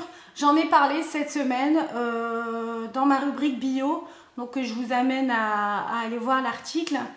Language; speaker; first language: French; native; French